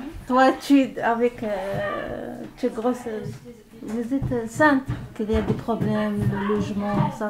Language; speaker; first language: French; non-native, learner; Arabic